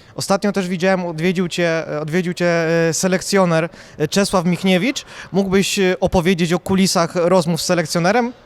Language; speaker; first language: Polish; native; Polish